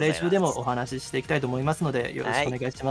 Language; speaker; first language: Japanese; native; Japanese